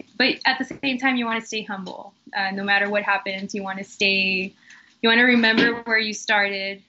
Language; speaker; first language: English; early bilingual, other home language; Spanish